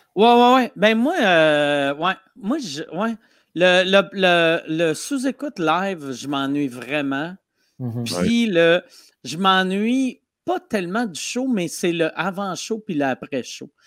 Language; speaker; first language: French; native; French